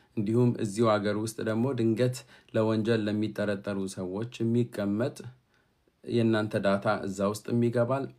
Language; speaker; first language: Amharic; native; Amharic